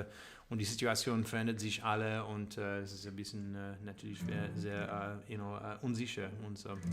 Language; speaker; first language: German; non-native, learner; English